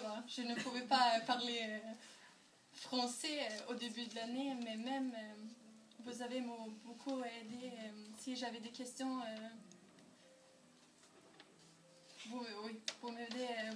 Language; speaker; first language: French; non-native, learner; Norwegian